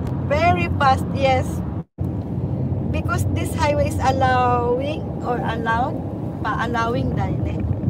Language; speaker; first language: English; non-native, local second language; Cebuano